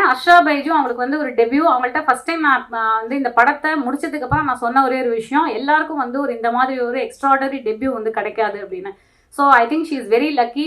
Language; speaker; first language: Tamil; native; Tamil